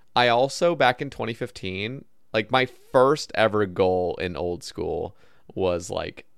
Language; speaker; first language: English; native; English